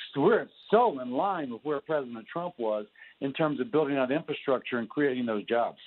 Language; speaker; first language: English; native; English